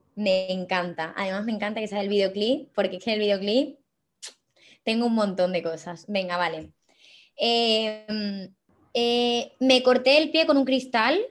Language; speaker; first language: Spanish; native; Spanish